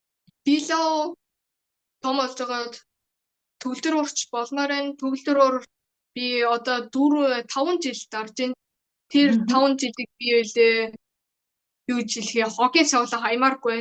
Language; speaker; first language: Mongolian; early bilingual, heritage; Mongolian